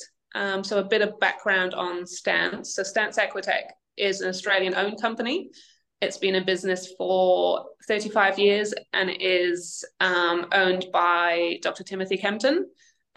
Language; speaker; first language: English; native; English